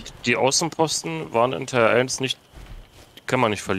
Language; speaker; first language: German; native; German